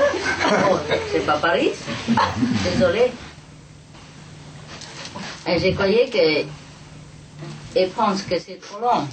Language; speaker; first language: French; non-native, learner; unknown